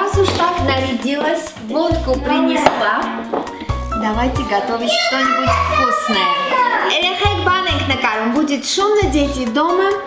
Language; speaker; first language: Russian; non-native, fluent; Armenian